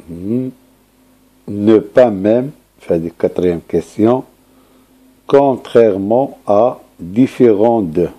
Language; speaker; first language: French; non-native, local second language; Arabic